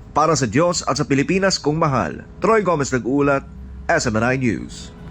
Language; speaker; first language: Filipino; native; Filipino